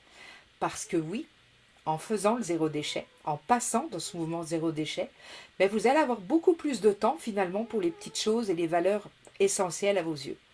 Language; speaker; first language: French; native; French